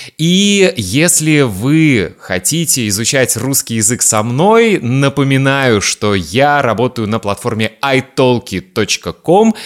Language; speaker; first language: Russian; native; Russian